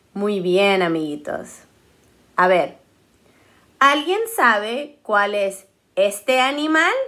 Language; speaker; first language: Spanish; early bilingual, heritage; Spanish